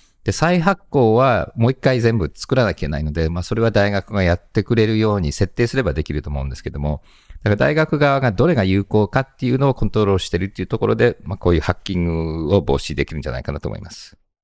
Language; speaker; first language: Japanese; early bilingual, heritage; Japanese